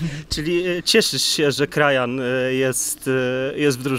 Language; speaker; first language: Polish; native; Polish